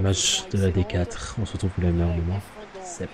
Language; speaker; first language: French; native; French